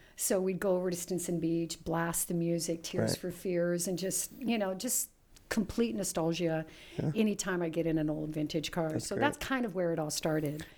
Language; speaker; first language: English; early bilingual, other home language; Italian